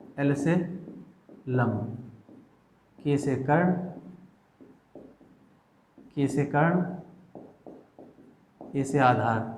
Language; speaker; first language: Hindi; native; Hindi